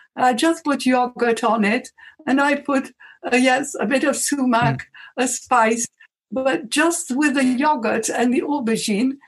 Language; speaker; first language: English; non-native, fluent; Arabic